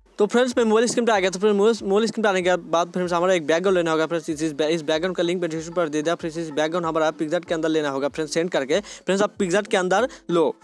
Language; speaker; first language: Hindi; non-native, local second language; Bangla